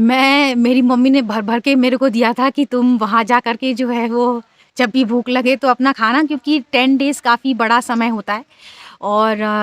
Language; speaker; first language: Hindi; native; Hindi